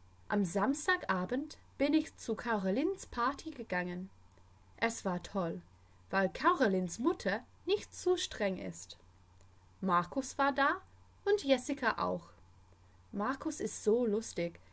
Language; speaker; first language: German; non-native, fluent; English